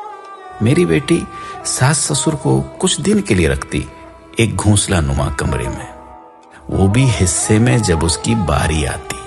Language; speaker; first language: Hindi; native; Hindi